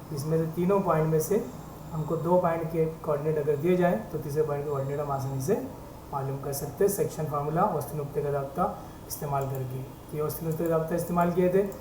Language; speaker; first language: Urdu; native; Urdu